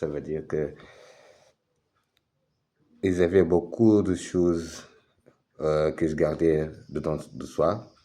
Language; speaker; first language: French; non-native, fluent; Portuguese